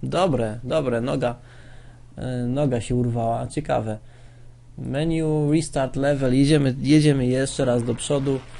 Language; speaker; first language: Polish; native; Polish